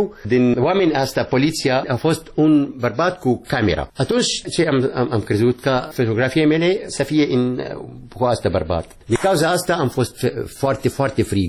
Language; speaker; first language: Romanian; non-native, learner; Arabic